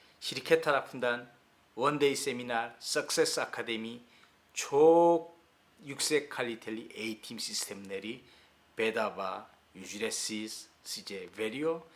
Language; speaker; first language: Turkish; non-native, learner; Korean